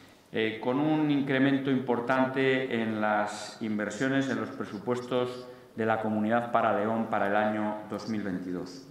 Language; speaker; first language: Spanish; native; Spanish